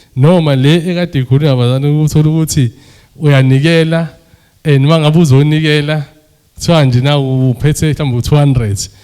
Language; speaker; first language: Zulu; native; Zulu